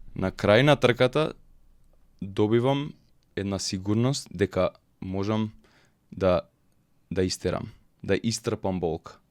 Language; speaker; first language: Macedonian; early bilingual, heritage; Macedonian